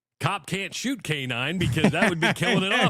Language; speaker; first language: English; native; English